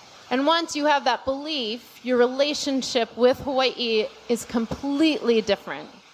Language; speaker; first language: English; native; English